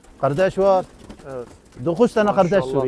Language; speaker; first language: Turkish; non-native, learner; Arabic